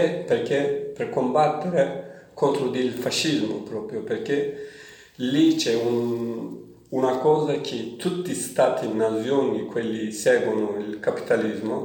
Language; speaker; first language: Italian; non-native, learner; Kurdish